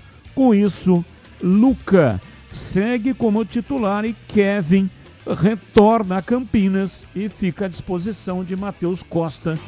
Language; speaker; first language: Portuguese; native; Portuguese